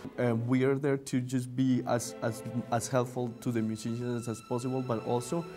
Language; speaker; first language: English; non-native, fluent; Spanish